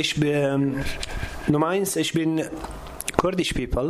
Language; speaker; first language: German; non-native, learner; Kurdish